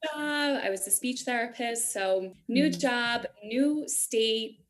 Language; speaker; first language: English; native; English